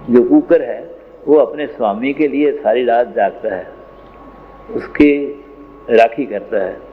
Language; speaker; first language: Hindi; non-native, local second language; Punjabi